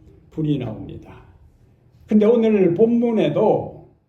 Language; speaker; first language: Korean; native; Korean